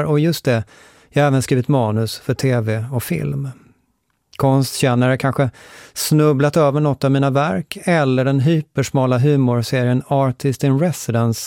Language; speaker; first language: Swedish; native; Swedish